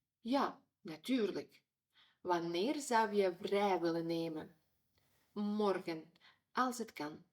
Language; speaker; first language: Dutch; non-native, fluent; Ukrainian